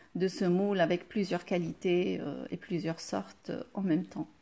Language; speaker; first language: French; non-native, local second language; Arabic